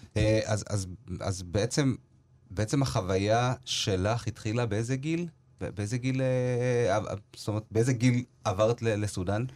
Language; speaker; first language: Hebrew; early bilingual, other home language; Amharic